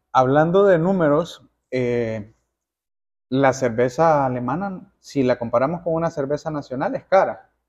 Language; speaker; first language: Spanish; native; Spanish